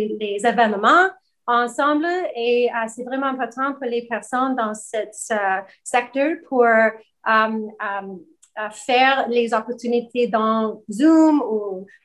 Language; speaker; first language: French; non-native, learner; English